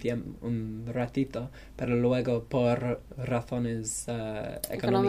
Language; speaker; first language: Spanish; non-native, learner; English